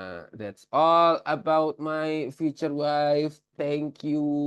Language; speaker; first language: English; non-native, learner; Indonesian